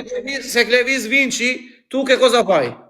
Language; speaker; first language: Italian; non-native, learner; Albanian